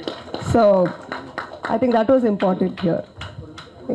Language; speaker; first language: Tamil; non-native, learner; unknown